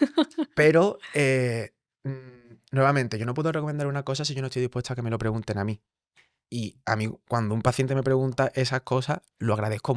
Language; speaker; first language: Spanish; native; Spanish